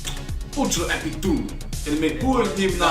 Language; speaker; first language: Spanish; non-native, learner; English